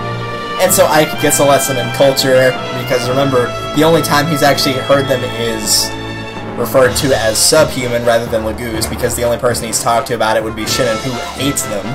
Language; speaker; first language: English; native; English